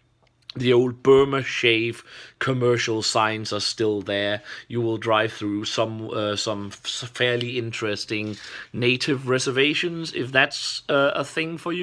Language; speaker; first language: English; non-native, fluent; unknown